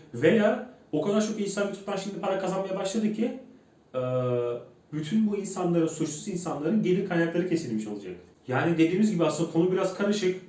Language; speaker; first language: Turkish; native; Turkish